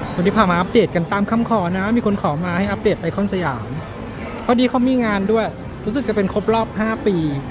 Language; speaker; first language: Thai; native; Thai